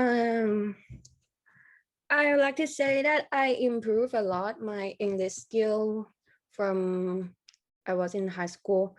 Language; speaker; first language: English; non-native, fluent; Thai